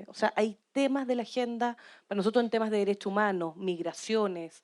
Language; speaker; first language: Spanish; native; Spanish